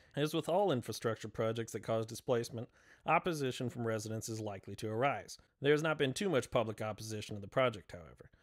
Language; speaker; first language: English; native; English